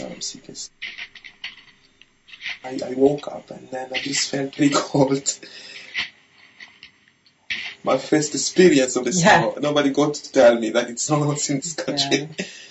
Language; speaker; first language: English; non-native, fluent; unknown